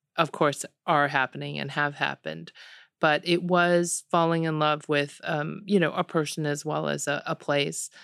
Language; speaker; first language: English; early bilingual, other home language; Korean